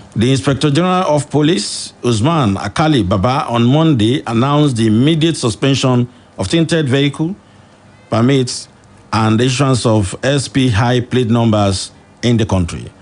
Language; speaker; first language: English; non-native, local second language; Yoruba